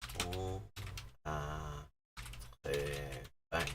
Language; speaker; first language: French; non-native, learner; English